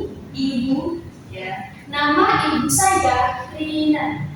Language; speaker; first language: Indonesian; native; Indonesian